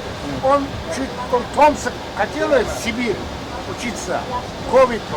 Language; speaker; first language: Russian; non-native, local second language; Kara-Kalpak